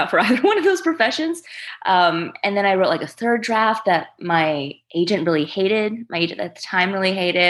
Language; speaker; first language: English; early bilingual, other home language; Chinese